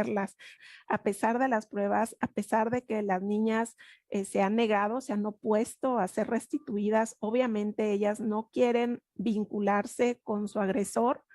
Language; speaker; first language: Spanish; native; Spanish